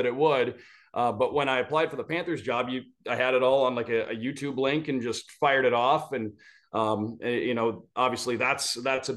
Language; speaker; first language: English; native; English